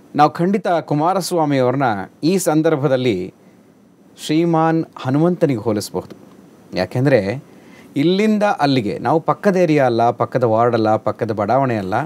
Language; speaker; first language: Kannada; native; Kannada